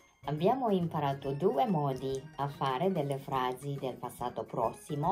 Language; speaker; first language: Italian; non-native, fluent; Japanese